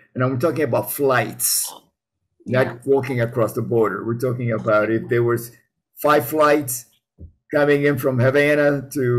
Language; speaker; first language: English; early bilingual, other home language; Spanish